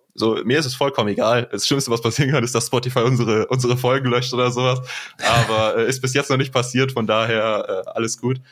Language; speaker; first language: German; native; German